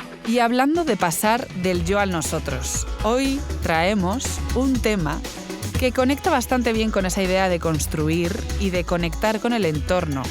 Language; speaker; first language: Spanish; native; Spanish